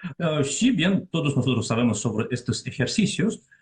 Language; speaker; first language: Spanish; non-native, fluent; Russian